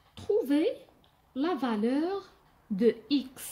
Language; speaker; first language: French; non-native, local second language; Arabic